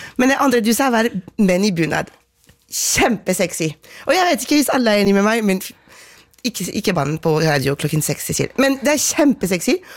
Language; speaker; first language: Norwegian; non-native, fluent; French